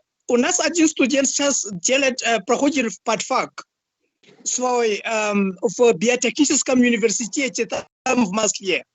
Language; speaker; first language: Russian; non-native, fluent; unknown